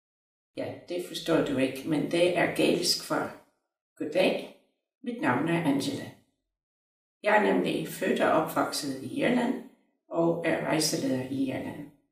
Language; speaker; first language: Danish; non-native, local second language; Irish